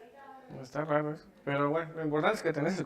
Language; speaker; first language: Spanish; native; Spanish